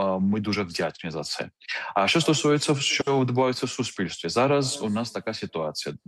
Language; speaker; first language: Ukrainian; non-native, fluent; Georgian